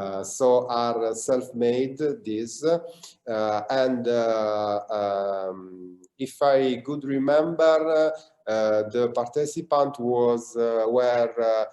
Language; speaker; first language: English; non-native, learner; Italian